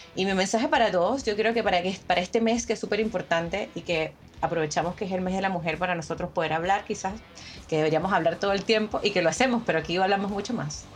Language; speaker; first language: Spanish; native; Spanish